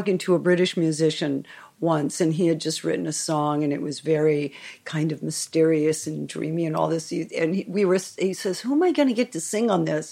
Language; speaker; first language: English; native; English